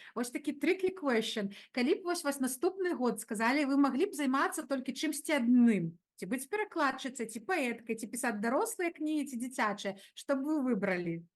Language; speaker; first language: Belarusian; non-native, local second language; Russian